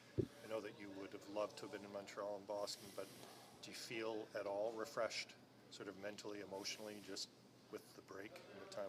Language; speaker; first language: English; native; English